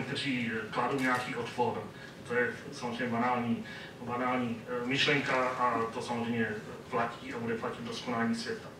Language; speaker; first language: Czech; native; Czech